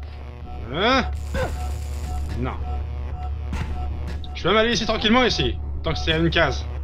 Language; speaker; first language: French; native; French